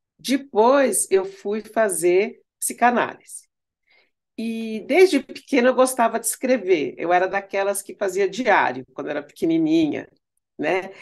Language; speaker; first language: Portuguese; early bilingual, other home language; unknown